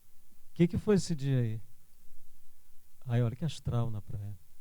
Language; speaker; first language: Portuguese; native; Portuguese